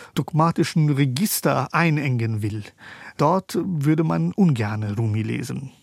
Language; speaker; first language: German; early bilingual, other home language; Persian